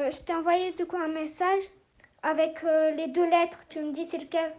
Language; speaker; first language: French; native; French